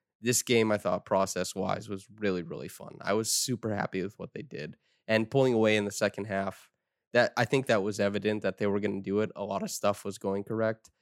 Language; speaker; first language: English; native; English